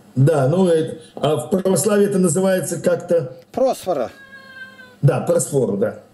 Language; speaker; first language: Russian; native; Russian